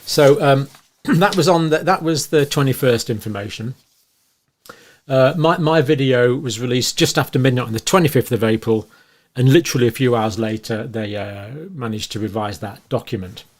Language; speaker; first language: English; native; English